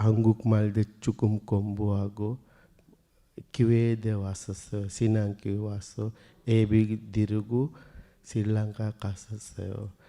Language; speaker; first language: Korean; non-native, learner; Sinhala